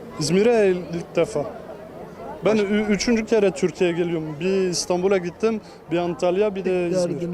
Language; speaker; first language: Turkish; early bilingual, heritage; Turkish